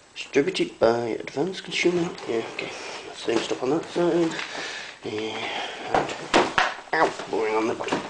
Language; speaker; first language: English; native; English